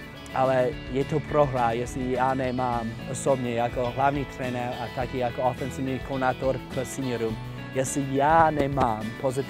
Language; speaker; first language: Czech; non-native, fluent; English